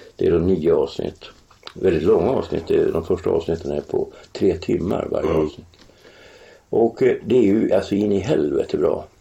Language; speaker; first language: Swedish; native; Swedish